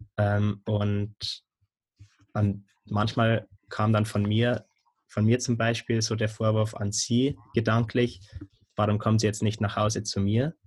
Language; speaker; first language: German; native; German